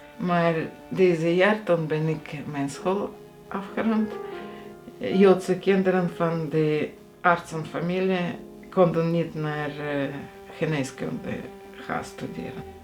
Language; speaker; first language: Dutch; non-native, fluent; Russian